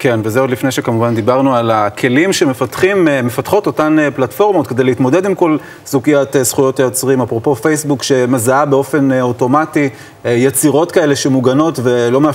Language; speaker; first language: Hebrew; native; Hebrew